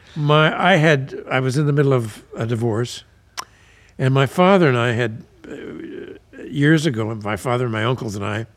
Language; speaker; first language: English; native; English